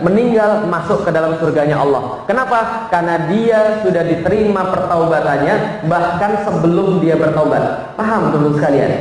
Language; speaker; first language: Indonesian; native; Indonesian